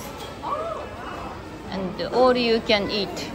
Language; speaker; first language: English; non-native, learner; Japanese